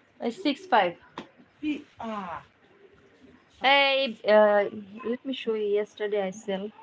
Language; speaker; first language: English; non-native, learner; Bangla